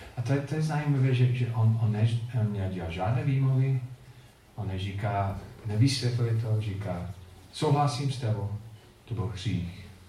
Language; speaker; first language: Czech; non-native, fluent; English